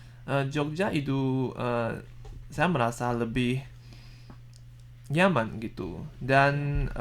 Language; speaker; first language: Indonesian; non-native, learner; Chinese